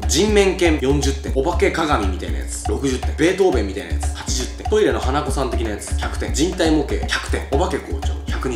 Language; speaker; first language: Japanese; native; Japanese